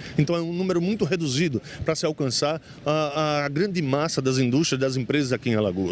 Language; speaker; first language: Portuguese; native; Portuguese